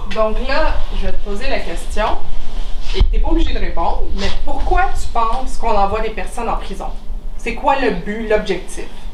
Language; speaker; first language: French; non-native, local second language; English